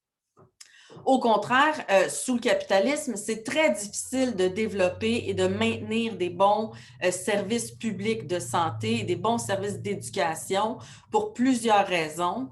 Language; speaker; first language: French; native; French